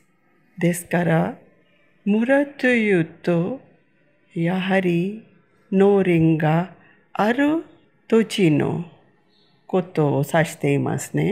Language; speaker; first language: Japanese; non-native, fluent; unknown